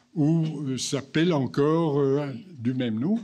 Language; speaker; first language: French; non-native, fluent; Dutch